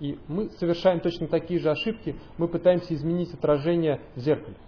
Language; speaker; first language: Russian; native; Russian